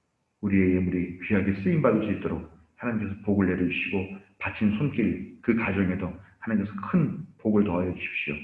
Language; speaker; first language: Korean; native; Korean